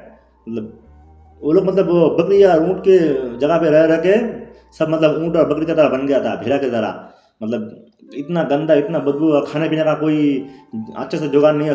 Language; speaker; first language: Hindi; non-native, local second language; Bangla